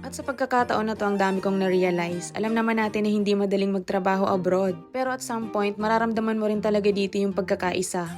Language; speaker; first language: Filipino; native; Filipino